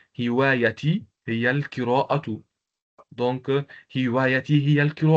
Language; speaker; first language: Arabic; non-native, local second language; Comorian